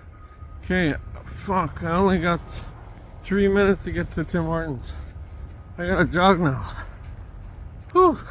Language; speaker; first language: English; native; English